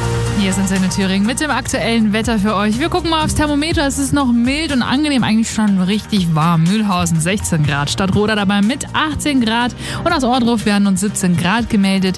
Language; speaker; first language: German; native; German